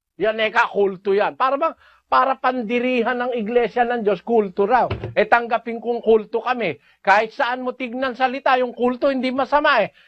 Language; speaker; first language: Filipino; native; Filipino